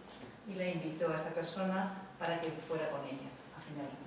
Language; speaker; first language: Spanish; native; Spanish